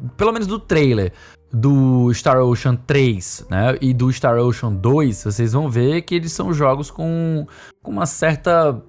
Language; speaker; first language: Portuguese; native; Portuguese